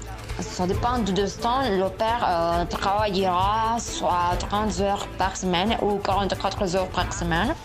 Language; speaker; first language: French; non-native, fluent; Spanish